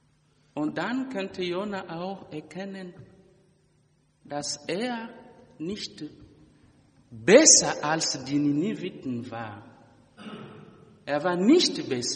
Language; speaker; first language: German; non-native, fluent; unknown